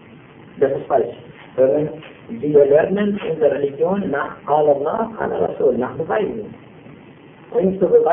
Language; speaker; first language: German; non-native, fluent; Arabic